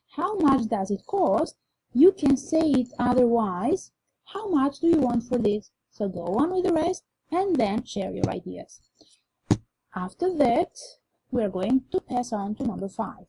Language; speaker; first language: English; non-native, fluent; Albanian